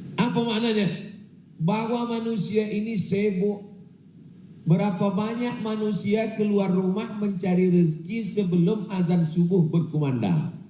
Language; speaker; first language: Malay; non-native, local second language; Minangkabau